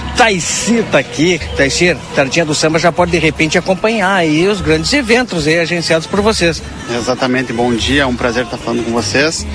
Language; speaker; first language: Portuguese; native; Portuguese